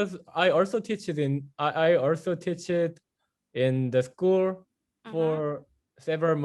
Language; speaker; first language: English; non-native, fluent; Korean